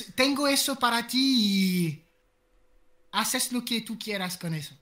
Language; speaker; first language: Spanish; non-native, fluent; French